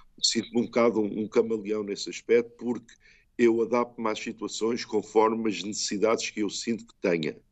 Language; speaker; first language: Portuguese; early bilingual, heritage; Portuguese